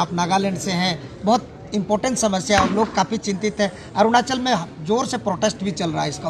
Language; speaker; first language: Hindi; native; Hindi